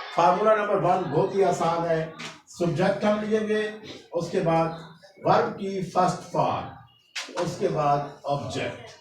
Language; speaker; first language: Urdu; non-native, local second language; Saraiki